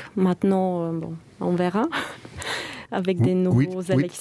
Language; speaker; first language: French; non-native, fluent; Bulgarian